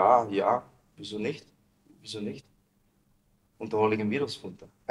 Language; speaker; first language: German; non-native, learner; Dutch